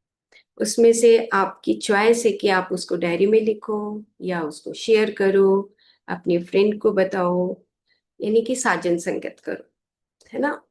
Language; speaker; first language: Hindi; native; Hindi